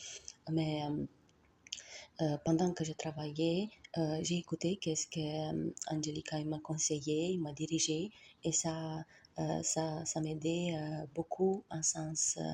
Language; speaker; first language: French; non-native, learner; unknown